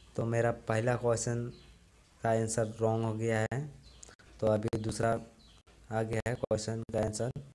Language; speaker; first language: Hindi; non-native, local second language; Bangla